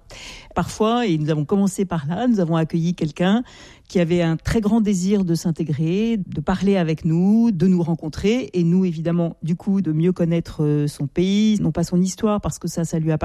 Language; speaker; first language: French; native; French